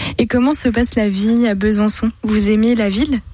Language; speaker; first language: French; native; French